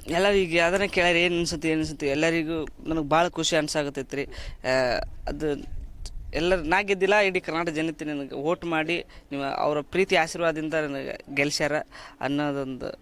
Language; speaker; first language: Kannada; non-native, local second language; Lambadi